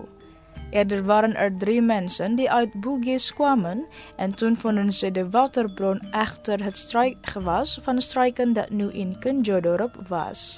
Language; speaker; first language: Dutch; non-native, fluent; Indonesian